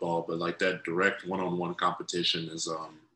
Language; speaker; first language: English; native; English